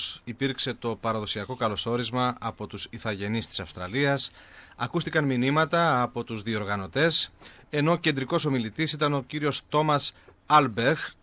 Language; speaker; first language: Greek; native; Greek